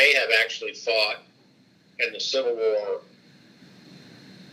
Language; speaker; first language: English; native; English